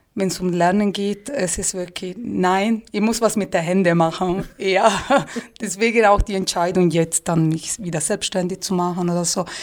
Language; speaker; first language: German; non-native, fluent; Italian